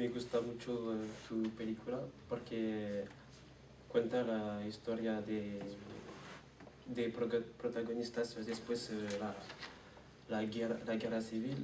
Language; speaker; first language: Spanish; non-native, learner; French